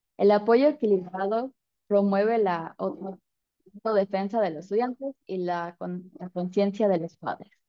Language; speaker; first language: Spanish; early bilingual, heritage; Spanish